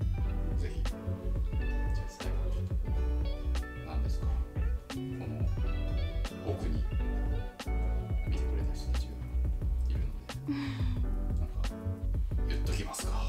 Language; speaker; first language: Japanese; native; Japanese